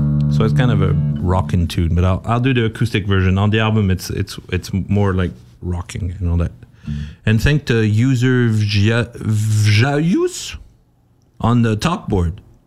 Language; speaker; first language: English; non-native, fluent; French